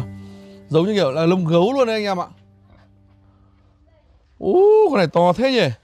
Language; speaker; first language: Vietnamese; native; Vietnamese